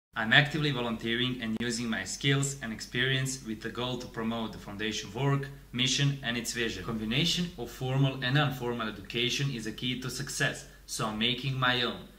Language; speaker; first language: English; non-native, fluent; Bosnian